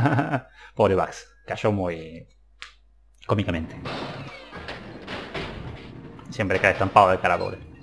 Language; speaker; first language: Spanish; native; Spanish